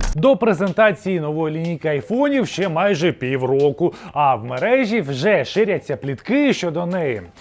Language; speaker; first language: Ukrainian; native; Ukrainian